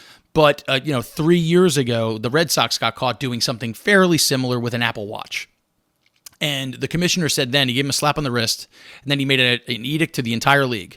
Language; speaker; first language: English; native; English